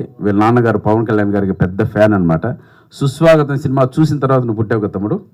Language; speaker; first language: Telugu; native; Telugu